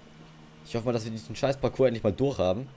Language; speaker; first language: German; native; German